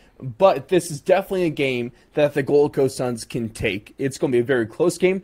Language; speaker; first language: English; native; English